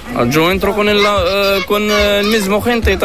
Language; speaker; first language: Spanish; non-native, learner; Arabic